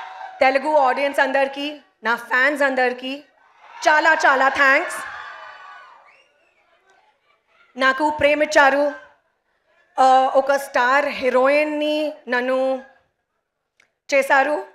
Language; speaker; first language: Telugu; non-native, local second language; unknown